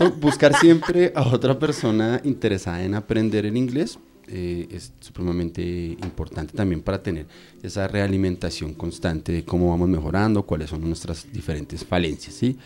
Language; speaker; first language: Spanish; native; Spanish